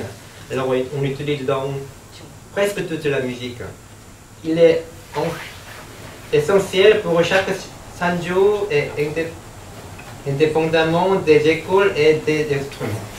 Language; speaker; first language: French; non-native, learner; Korean